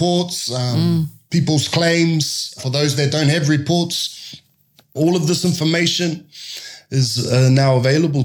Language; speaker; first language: English; native; English